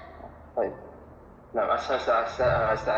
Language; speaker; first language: Arabic; non-native, learner; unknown